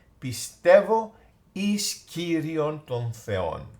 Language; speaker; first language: Greek; non-native, fluent; English